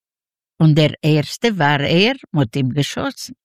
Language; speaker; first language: German; non-native, learner; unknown